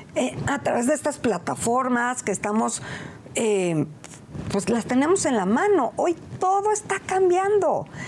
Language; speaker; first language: Spanish; native; Spanish